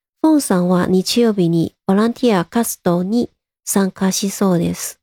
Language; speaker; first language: Japanese; non-native, fluent; Chinese